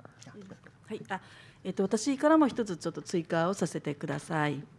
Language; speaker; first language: Japanese; native; Japanese